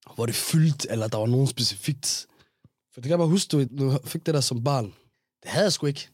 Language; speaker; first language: Danish; native; Danish